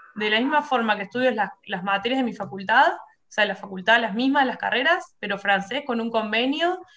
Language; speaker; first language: Spanish; native; Spanish